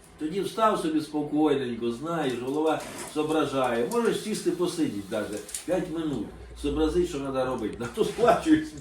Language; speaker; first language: Ukrainian; non-native, local second language; Russian